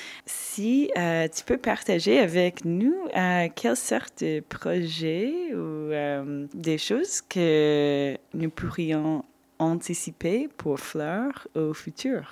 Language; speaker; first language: French; non-native, fluent; English